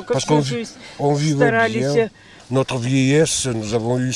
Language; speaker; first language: French; non-native, fluent; Russian